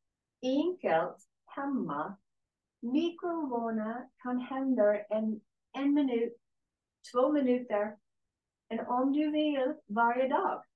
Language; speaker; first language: Swedish; non-native, learner; English